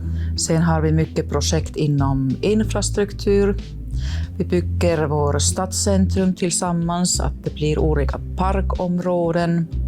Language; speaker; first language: Swedish; non-native, local second language; Finnish